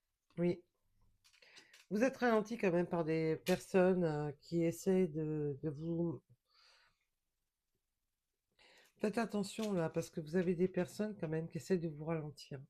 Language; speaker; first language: French; native; French